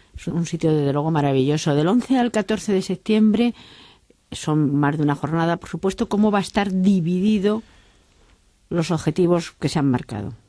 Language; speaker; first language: Spanish; native; Spanish